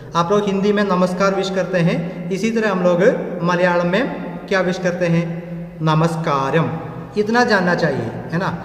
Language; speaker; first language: Hindi; non-native, local second language; Malayalam